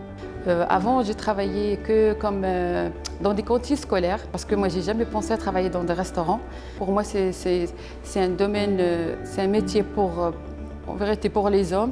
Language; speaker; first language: French; non-native, fluent; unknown